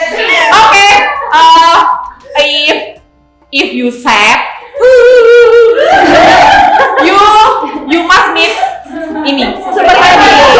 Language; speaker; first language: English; non-native, learner; Indonesian